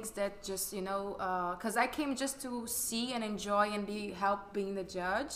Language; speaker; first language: English; non-native, fluent; Portuguese